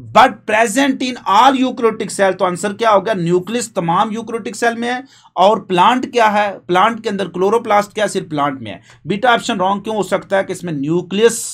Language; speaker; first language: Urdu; non-native, local second language; Punjabi